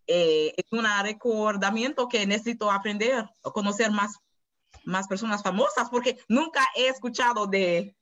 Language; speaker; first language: Spanish; non-native, learner; English